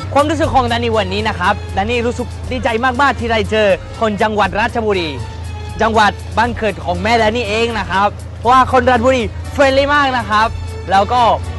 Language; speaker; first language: Thai; early bilingual, other home language; Spanish